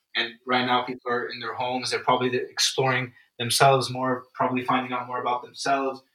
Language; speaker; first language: English; non-native, fluent; Arabic